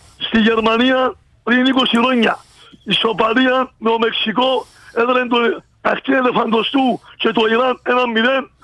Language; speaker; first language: Greek; native; Greek